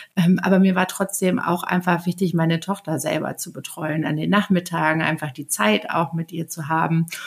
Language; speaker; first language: German; native; German